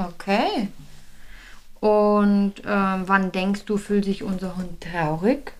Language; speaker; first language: German; native; German